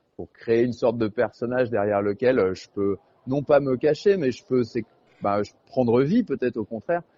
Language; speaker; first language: French; native; French